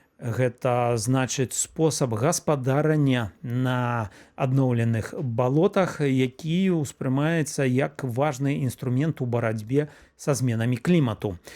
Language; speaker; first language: Belarusian; native; Belarusian